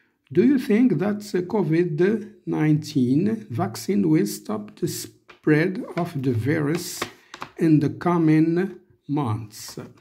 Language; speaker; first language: English; non-native, fluent; Arabic